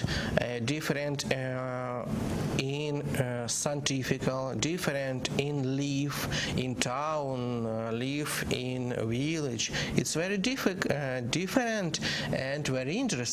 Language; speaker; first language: English; non-native, learner; Ukrainian